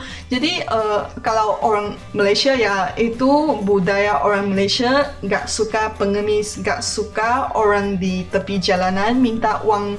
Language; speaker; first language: Indonesian; non-native, fluent; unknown